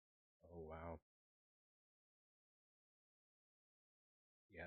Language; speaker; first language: English; native; English